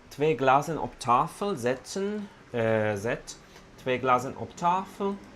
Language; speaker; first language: Dutch; non-native, learner; Italian